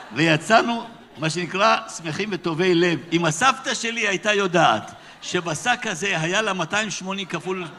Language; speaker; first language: Hebrew; native; Hebrew